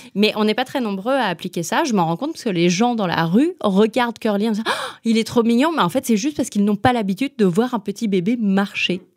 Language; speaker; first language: French; native; French